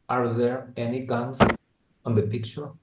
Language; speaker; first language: English; non-native, learner; Spanish